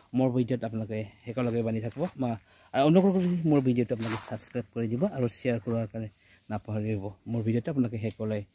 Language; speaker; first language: Assamese; non-native, local second language; Garo